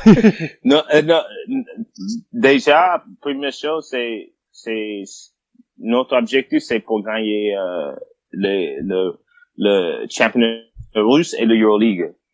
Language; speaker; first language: French; non-native, fluent; English